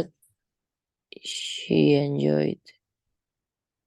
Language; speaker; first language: English; non-native, learner; Spanish